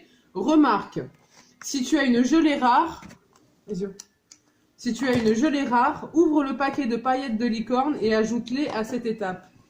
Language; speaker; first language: French; native; French